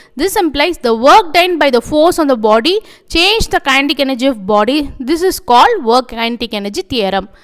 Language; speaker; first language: English; non-native, local second language; Tamil